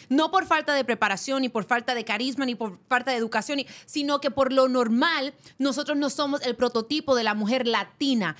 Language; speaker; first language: Spanish; early bilingual, heritage; Spanish